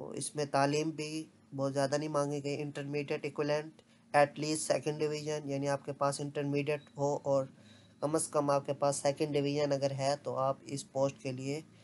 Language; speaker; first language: Urdu; non-native, local second language; Punjabi